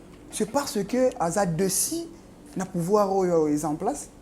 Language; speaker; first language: French; non-native, local second language; Lingala